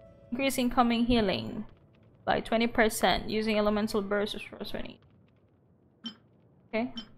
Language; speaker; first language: English; non-native, local second language; Filipino